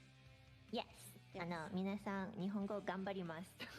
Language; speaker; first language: Japanese; non-native, learner; English